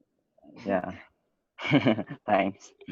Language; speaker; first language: English; non-native, learner; Vietnamese